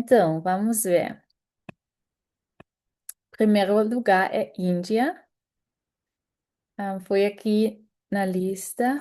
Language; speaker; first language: Portuguese; non-native, fluent; German